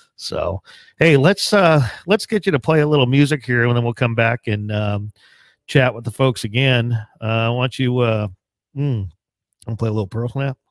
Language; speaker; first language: English; native; English